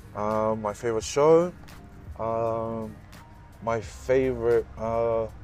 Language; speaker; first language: English; native; English